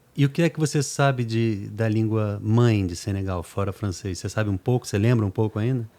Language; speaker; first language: Portuguese; native; Portuguese